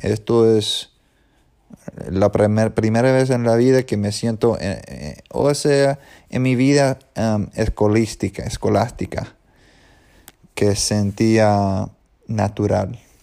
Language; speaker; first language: Spanish; non-native, fluent; English